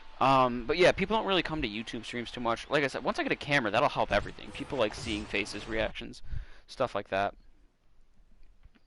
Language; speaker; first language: English; native; English